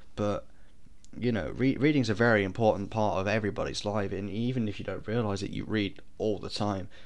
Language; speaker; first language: English; native; English